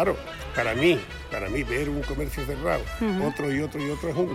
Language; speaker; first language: Spanish; native; Spanish